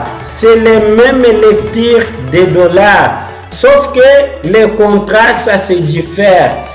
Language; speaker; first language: French; non-native, fluent; Portuguese